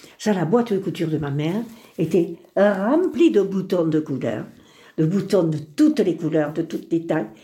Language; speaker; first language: French; early bilingual, other home language; Spanish